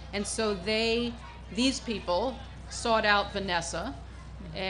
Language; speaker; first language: English; native; English